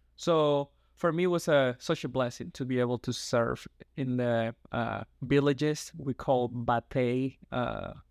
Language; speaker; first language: English; non-native, fluent; Spanish